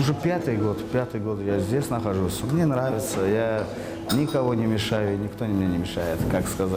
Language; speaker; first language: Russian; non-native, learner; Azerbaijani